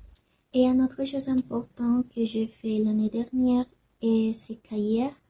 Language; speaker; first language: French; non-native, learner; Spanish